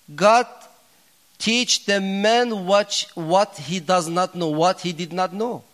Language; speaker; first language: English; non-native, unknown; Turkish